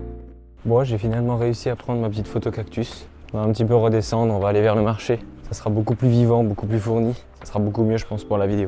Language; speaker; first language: French; native; French